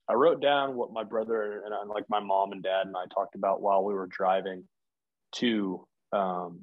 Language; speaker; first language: English; native; English